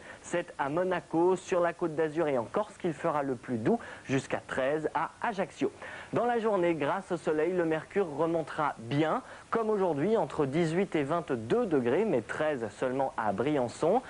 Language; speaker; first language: French; native; French